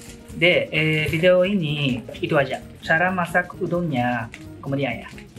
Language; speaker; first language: Indonesian; non-native, learner; Japanese